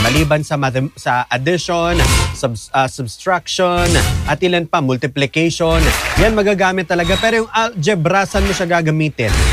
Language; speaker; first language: Filipino; native; Filipino